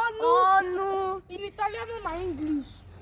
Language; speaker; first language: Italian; early bilingual, other home language; Igbo